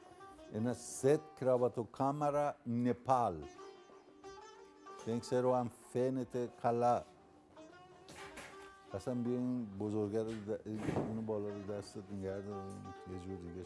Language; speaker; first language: Greek; non-native, learner; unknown